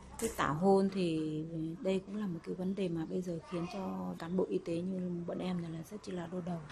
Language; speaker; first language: Vietnamese; non-native, local second language; Hmong